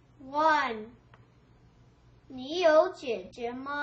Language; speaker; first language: Chinese; non-native, learner; English